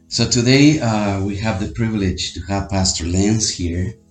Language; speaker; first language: English; non-native, fluent; Spanish